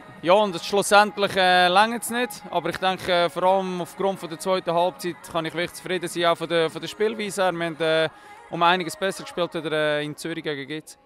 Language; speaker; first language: German; native; German